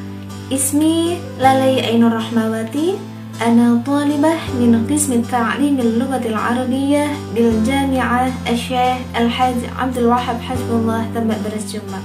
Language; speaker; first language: Arabic; non-native, learner; Indonesian